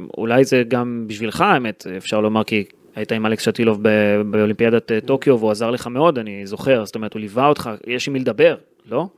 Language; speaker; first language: Hebrew; native; Hebrew